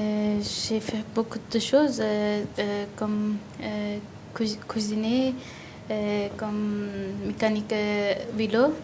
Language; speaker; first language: French; non-native, learner; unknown